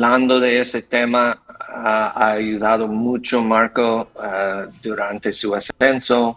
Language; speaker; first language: Spanish; non-native, fluent; English